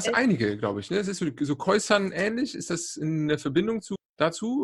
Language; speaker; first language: German; native; German